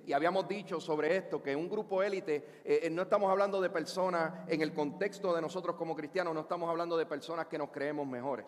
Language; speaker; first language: Spanish; native; Spanish